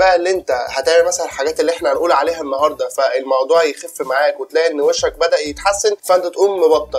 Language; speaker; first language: Arabic; native; Arabic